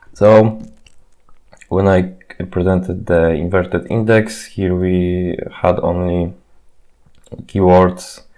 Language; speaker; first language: English; non-native, fluent; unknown